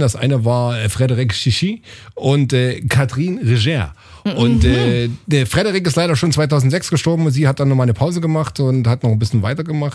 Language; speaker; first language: German; native; German